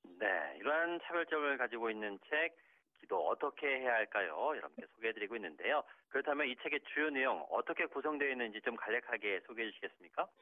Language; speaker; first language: Korean; native; Korean